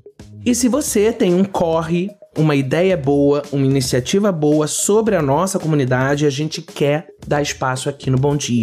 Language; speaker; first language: Portuguese; native; Portuguese